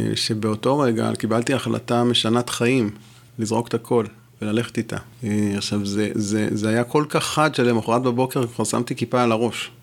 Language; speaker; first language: Hebrew; non-native, local second language; French